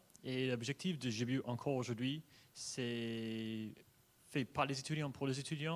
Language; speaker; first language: French; non-native, fluent; English